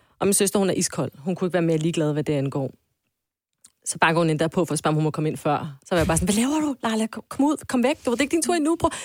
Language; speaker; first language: Danish; early bilingual, other home language; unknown